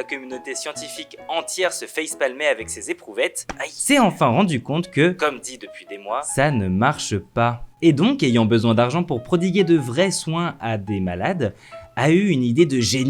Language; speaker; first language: French; native; French